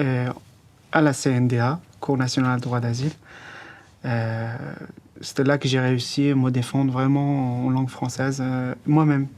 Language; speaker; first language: French; non-native, fluent; Persian